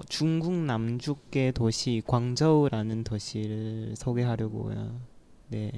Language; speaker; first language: Korean; non-native, learner; Chinese